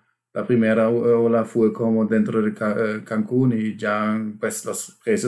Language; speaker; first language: Spanish; non-native, fluent; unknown